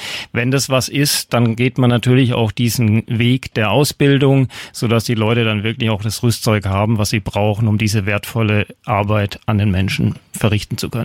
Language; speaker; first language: German; native; German